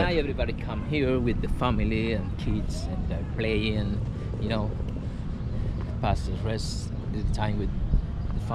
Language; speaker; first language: English; non-native, fluent; Spanish